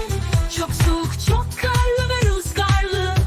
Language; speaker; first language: Turkish; non-native, learner; English